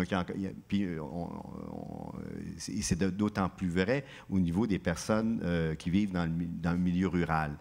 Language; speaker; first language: French; native; French